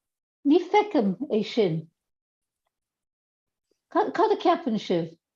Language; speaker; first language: Irish; non-native, local second language; English